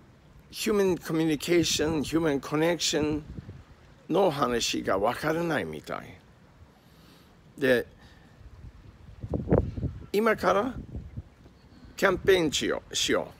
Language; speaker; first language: Japanese; non-native, learner; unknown